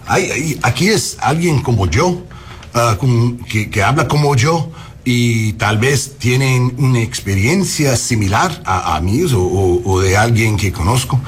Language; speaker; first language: Spanish; non-native, learner; English